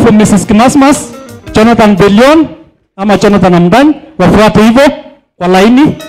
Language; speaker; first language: Swahili; non-native, local second language; Kalenjin